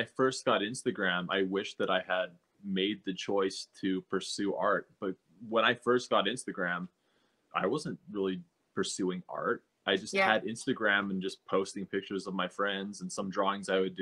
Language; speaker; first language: English; native; English